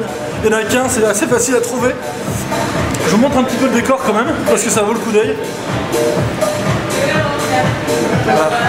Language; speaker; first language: French; native; French